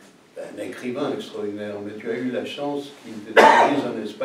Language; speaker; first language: French; non-native, fluent; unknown